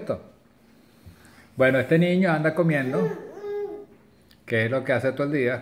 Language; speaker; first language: Spanish; native; Spanish